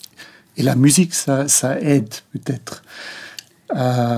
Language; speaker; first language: French; non-native, local second language; German